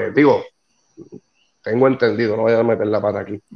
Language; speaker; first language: Spanish; native; Spanish